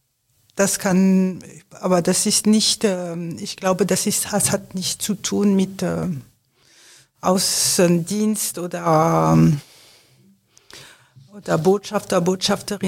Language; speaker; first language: German; non-native, fluent; French